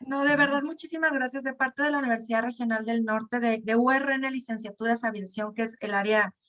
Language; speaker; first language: Spanish; native; Spanish